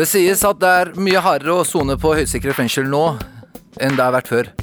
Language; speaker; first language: Norwegian; native; Norwegian